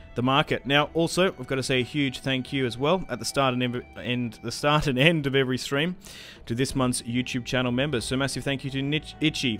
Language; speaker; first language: English; native; English